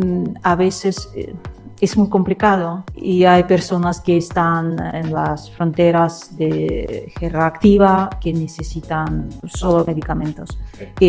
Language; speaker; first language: Spanish; non-native, learner; Russian